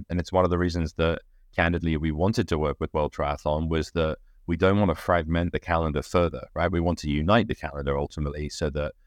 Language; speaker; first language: English; native; English